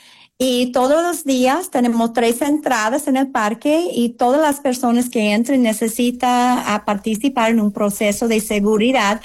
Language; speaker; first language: Spanish; non-native, fluent; English